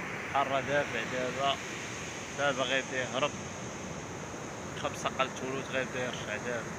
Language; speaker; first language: Arabic; native; Arabic